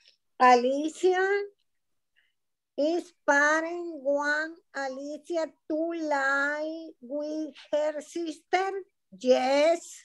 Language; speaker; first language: English; non-native, learner; Spanish